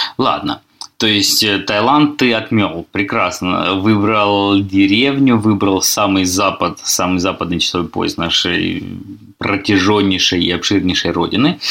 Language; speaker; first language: Russian; native; Russian